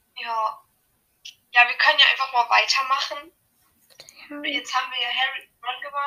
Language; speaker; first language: German; native; German